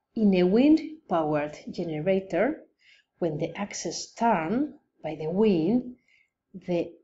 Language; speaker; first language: English; non-native, fluent; Spanish